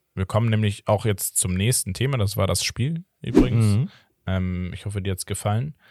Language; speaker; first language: German; early bilingual, other home language; Portuguese